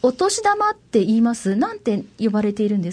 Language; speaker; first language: Japanese; native; Japanese